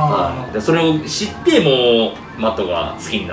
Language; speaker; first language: Japanese; native; Japanese